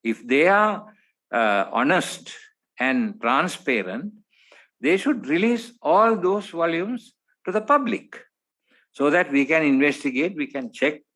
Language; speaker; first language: English; non-native, local second language; Sinhala